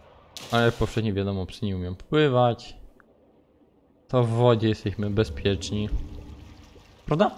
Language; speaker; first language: Polish; native; Polish